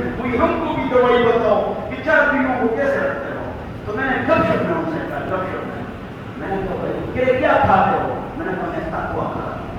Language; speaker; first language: Urdu; non-native, local second language; Pashto